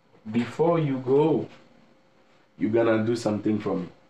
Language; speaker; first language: English; non-native, fluent; Haitian Creole